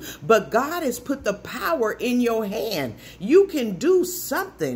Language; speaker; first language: English; native; English